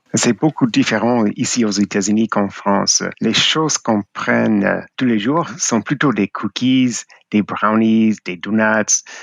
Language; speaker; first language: French; non-native, fluent; English